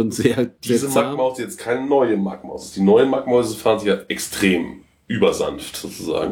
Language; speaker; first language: German; native; German